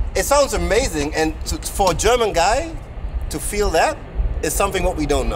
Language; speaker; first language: English; non-native, fluent; German